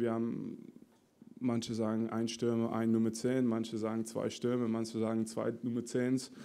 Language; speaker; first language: German; non-native, fluent; French